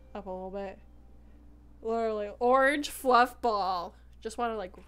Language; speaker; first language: English; native; English